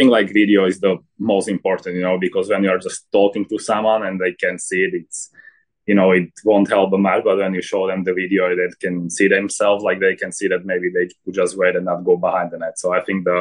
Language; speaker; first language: English; non-native, fluent; Slovak